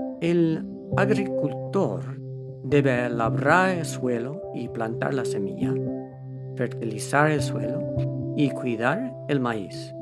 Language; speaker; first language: Spanish; non-native, fluent; English